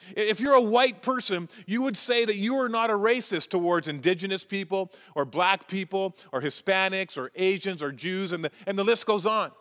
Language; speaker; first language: English; native; English